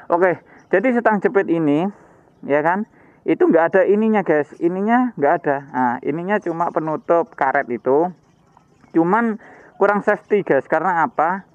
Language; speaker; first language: Indonesian; native; Indonesian